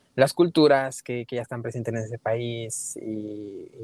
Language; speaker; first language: Spanish; early bilingual, heritage; Spanish